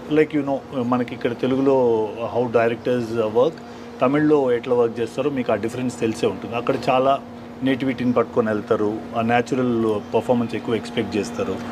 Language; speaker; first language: Telugu; native; Telugu